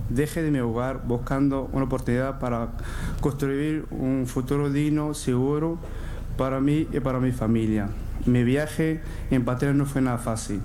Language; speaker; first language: Spanish; non-native, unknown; Arabic